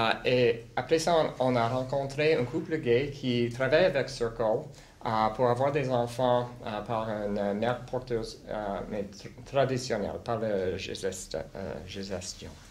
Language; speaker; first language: French; non-native, local second language; English